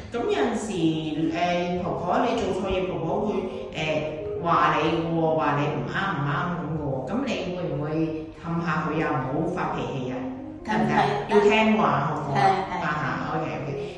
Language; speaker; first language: Cantonese; native; Cantonese